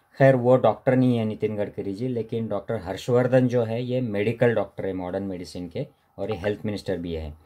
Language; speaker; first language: Hindi; non-native, local second language; Marathi